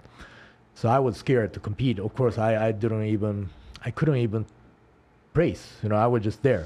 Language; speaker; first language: English; non-native, learner; Japanese